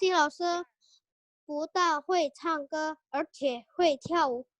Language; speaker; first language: Chinese; non-native, learner; Indonesian